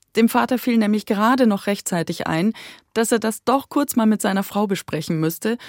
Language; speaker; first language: German; native; German